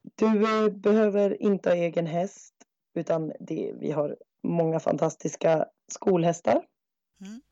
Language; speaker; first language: Swedish; native; Swedish